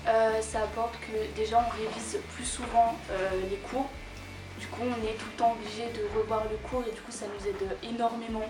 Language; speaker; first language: French; native; French